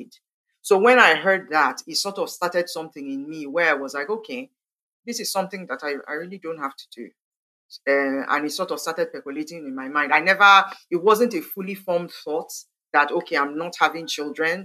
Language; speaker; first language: English; non-native, local second language; Igbo